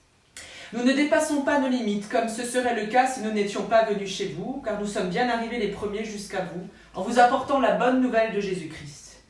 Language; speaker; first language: French; native; French